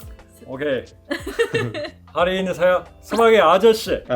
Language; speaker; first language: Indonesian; non-native, fluent; Korean